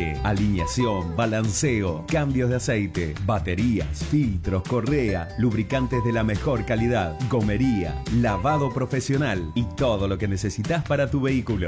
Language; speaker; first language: Spanish; native; Spanish